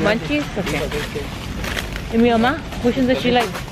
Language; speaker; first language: English; early bilingual, other home language; Spanish